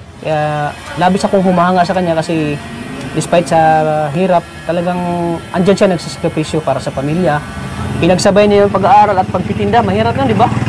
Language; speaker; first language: Filipino; non-native, local second language; Cebuano